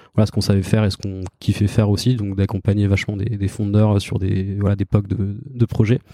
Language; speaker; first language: French; native; French